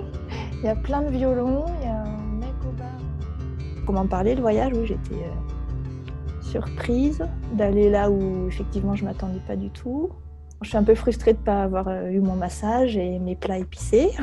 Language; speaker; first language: French; native; French